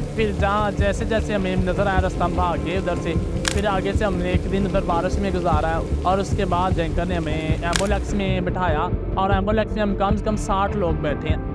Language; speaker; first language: Urdu; non-native, local second language; Punjabi